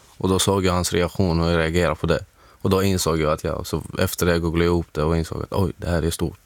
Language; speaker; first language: Swedish; non-native, fluent; Arabic